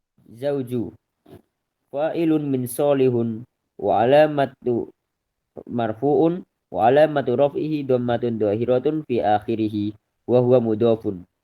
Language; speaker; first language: Arabic; non-native, learner; Indonesian